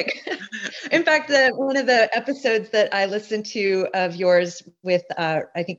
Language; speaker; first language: English; native; English